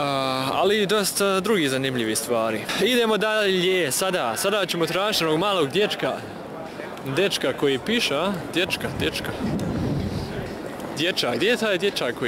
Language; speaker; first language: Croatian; early bilingual, heritage; Croatian